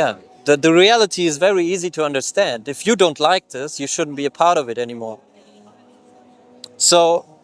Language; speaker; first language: English; non-native, fluent; German